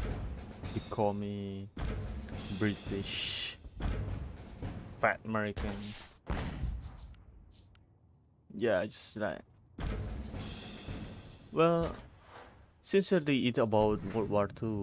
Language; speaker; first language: English; non-native, learner; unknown